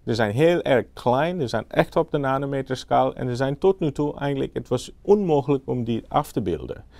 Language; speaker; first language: Dutch; non-native, fluent; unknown